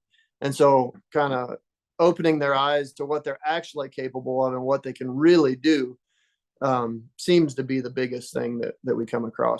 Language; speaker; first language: English; native; English